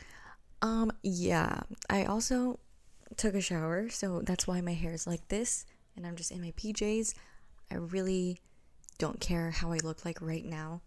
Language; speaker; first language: English; early bilingual, other home language; Filipino